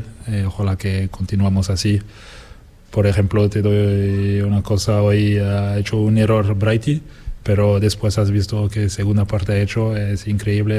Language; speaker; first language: Spanish; non-native, fluent; French